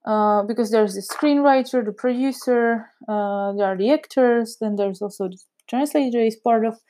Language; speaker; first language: English; non-native, fluent; Czech